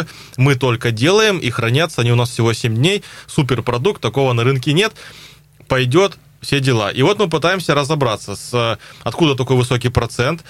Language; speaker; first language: Russian; native; Russian